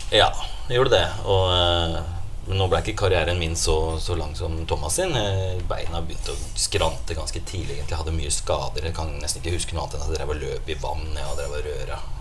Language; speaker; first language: Norwegian; native; Norwegian